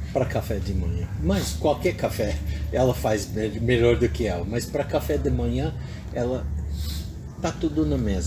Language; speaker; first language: Portuguese; non-native, fluent; English